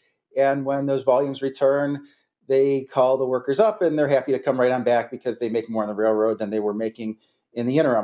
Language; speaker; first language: English; native; English